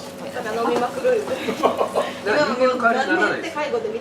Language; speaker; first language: Japanese; native; Japanese